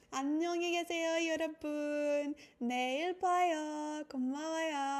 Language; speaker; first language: Korean; non-native, learner; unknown